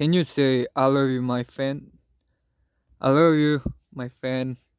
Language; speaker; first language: English; non-native, learner; Korean